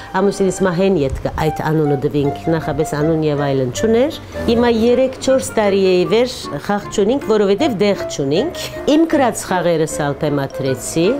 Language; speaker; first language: Armenian; native; Armenian